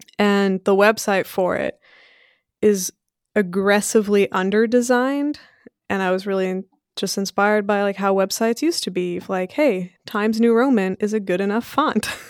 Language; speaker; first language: English; early bilingual, other home language; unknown